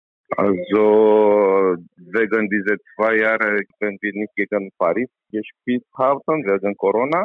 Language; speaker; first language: German; non-native, learner; Romanian